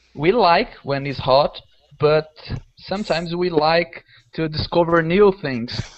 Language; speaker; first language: English; non-native, fluent; Portuguese